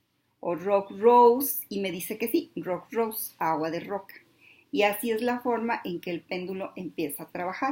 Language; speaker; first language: Spanish; native; Spanish